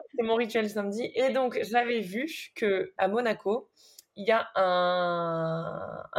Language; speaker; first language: French; native; French